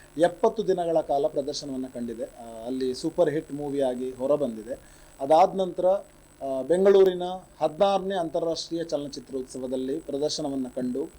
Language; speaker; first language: Kannada; non-native, local second language; Tulu